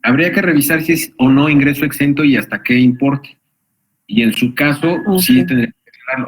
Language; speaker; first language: Spanish; native; Spanish